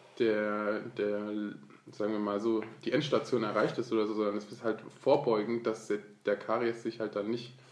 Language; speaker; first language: German; early bilingual, other home language; Turkish